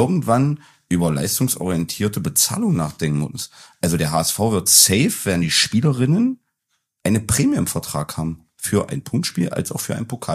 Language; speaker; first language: German; native; German